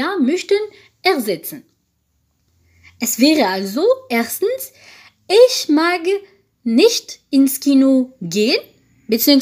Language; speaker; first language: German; non-native, fluent; French